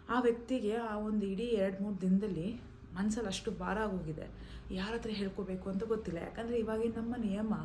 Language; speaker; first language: Kannada; non-native, local second language; Malayalam